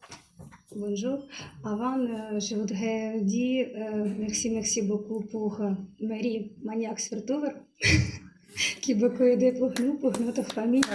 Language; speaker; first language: French; non-native, learner; Ukrainian